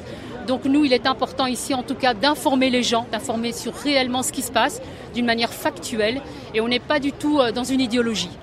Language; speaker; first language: French; native; French